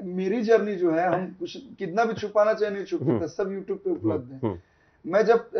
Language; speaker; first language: Hindi; native; Hindi